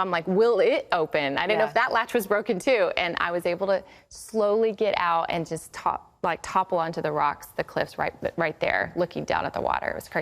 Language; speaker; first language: English; native; English